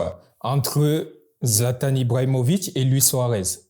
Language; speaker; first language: French; native; French